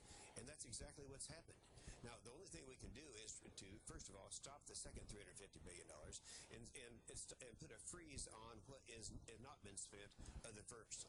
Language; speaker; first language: English; native; English